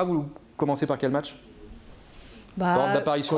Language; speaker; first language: French; native; French